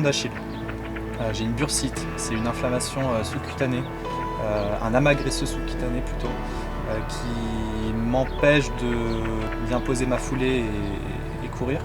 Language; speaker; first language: French; native; French